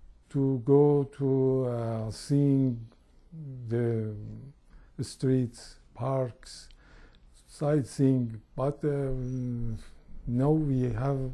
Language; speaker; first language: English; non-native, learner; Persian